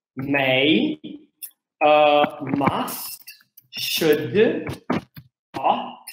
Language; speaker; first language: English; non-native, fluent; Portuguese